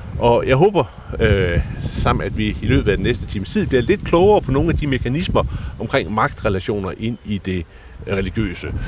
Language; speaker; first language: Danish; native; Danish